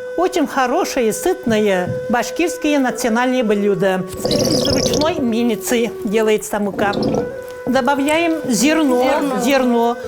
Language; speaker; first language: Russian; non-native, local second language; Bashkir